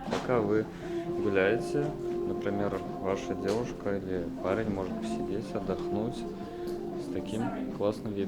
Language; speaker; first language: Russian; native; Russian